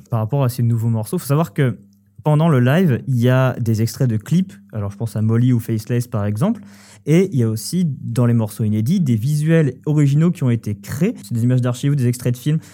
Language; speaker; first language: French; native; French